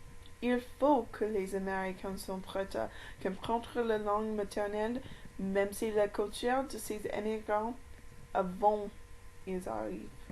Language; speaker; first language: French; non-native, learner; English